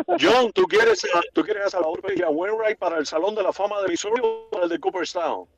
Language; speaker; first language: Spanish; native; Spanish